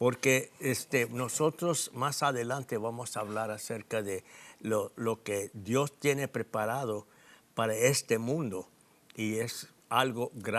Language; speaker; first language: Spanish; non-native, fluent; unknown